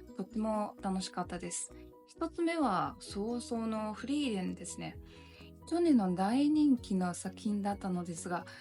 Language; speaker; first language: Japanese; non-native, learner; Chinese